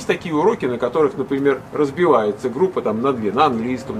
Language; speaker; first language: Russian; native; Russian